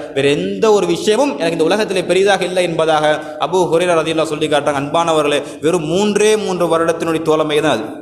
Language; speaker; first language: Tamil; native; Tamil